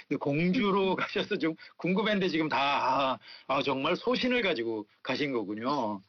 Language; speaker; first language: Korean; native; Korean